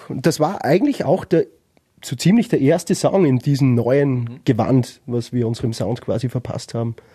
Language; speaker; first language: German; native; German